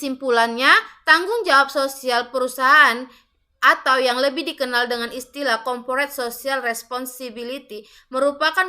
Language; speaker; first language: Indonesian; native; Indonesian